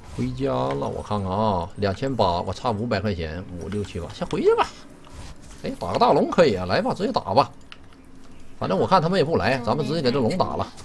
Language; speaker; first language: Chinese; native; Chinese